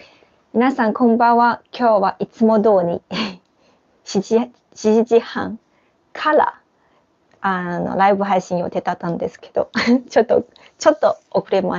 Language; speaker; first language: Japanese; non-native, fluent; Chinese